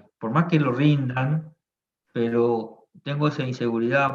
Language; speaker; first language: Spanish; native; Spanish